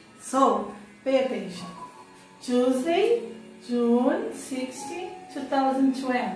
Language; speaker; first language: English; non-native, learner; Portuguese